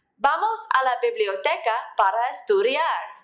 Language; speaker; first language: Spanish; non-native, fluent; English